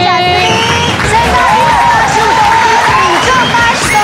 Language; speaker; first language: Chinese; native; Chinese